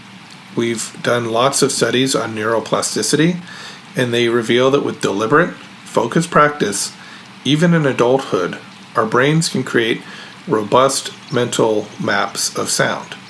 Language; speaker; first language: English; native; English